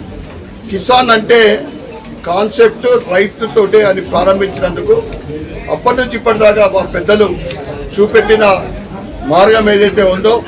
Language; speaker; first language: Telugu; native; Telugu